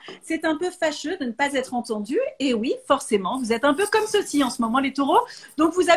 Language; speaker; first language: French; native; French